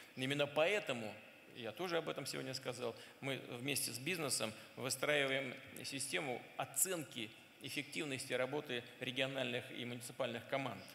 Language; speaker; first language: Russian; native; Russian